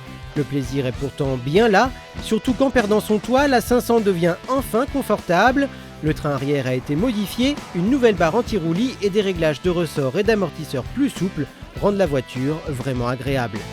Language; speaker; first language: French; native; French